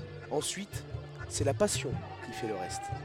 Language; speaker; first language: French; native; French